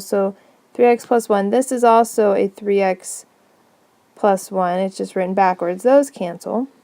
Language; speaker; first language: English; native; English